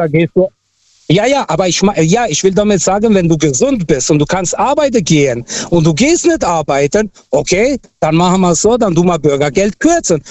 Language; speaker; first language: German; non-native, fluent; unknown